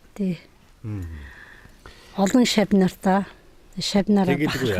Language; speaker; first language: Mongolian; non-native, local second language; Kazakh